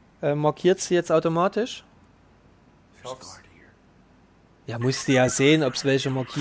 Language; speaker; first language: German; native; German